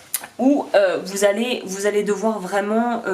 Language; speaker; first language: French; native; French